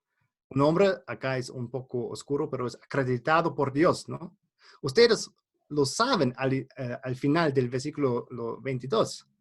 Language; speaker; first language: Spanish; non-native, fluent; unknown